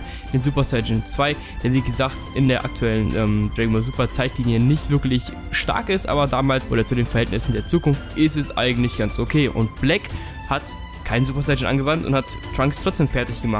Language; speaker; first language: German; native; German